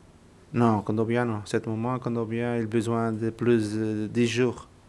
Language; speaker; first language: French; non-native, learner; Portuguese